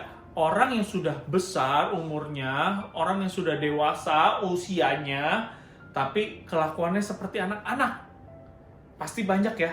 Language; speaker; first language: Indonesian; native; Indonesian